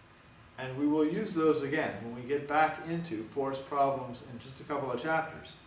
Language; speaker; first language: English; native; English